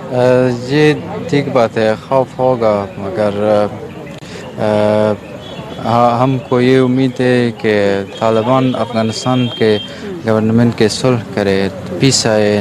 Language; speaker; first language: Hindi; non-native, fluent; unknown